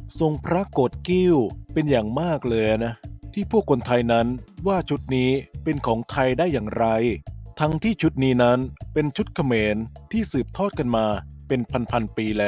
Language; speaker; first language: Thai; native; Thai